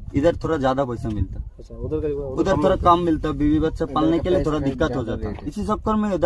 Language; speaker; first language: Hindi; non-native, fluent; Bangla